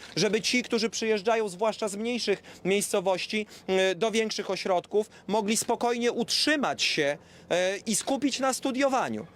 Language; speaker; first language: Polish; native; Polish